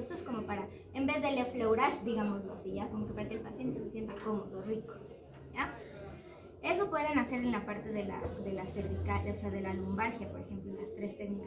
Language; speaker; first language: Spanish; native; Spanish